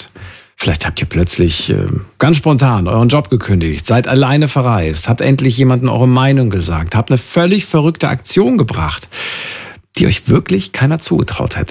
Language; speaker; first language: German; native; German